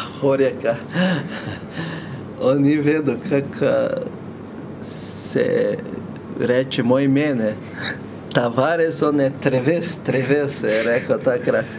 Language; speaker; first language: Slovenian; non-native, fluent; Portuguese